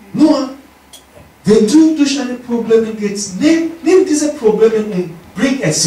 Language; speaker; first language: German; non-native, learner; English